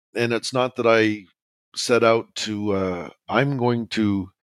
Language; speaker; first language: English; native; English